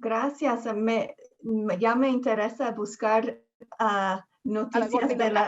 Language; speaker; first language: Spanish; early bilingual, heritage; Spanish